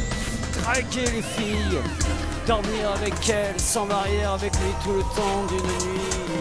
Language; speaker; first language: French; native; French